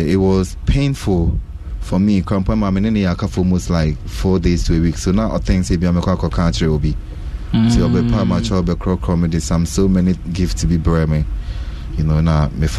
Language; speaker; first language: English; non-native, local second language; Akan